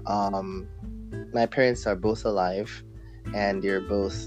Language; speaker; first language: English; non-native, local second language; Yoruba